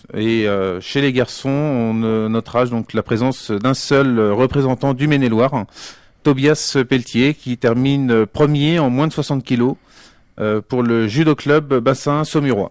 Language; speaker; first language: French; native; French